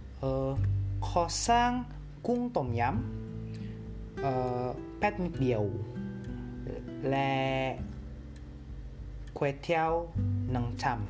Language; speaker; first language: Thai; non-native, learner; Indonesian